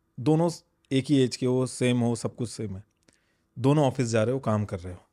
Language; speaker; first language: Hindi; native; Hindi